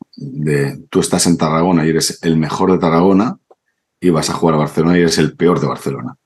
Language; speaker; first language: Spanish; native; Spanish